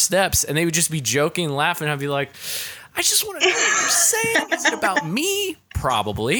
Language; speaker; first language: English; native; English